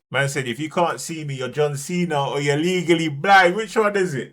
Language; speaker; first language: English; native; English